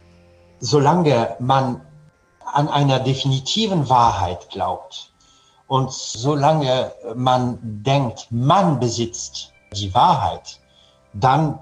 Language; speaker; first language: German; non-native, fluent; French